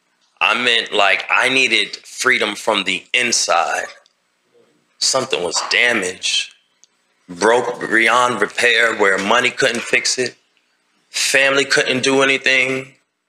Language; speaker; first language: English; native; English